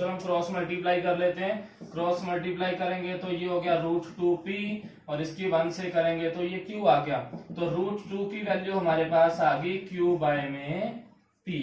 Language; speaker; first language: Hindi; native; Hindi